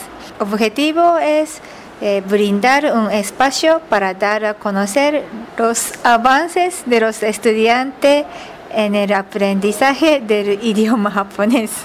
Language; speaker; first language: Spanish; non-native, learner; Japanese